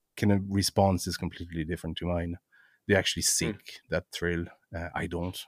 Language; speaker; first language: English; non-native, fluent; French